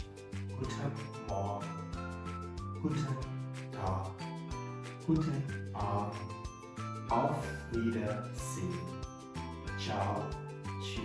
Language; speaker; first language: German; non-native, fluent; Indonesian